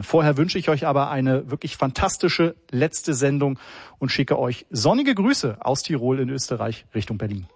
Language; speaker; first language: German; native; German